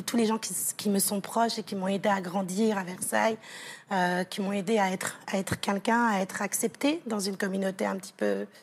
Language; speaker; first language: French; native; French